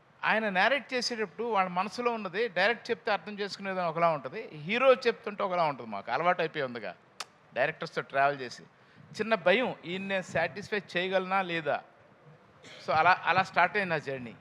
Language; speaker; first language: Telugu; native; Telugu